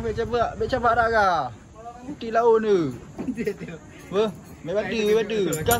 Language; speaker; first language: Indonesian; non-native, local second language; Achinese